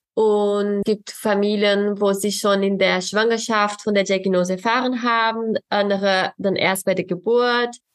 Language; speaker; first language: German; non-native, fluent; Portuguese